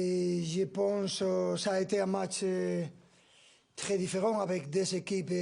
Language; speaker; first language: French; non-native, fluent; Spanish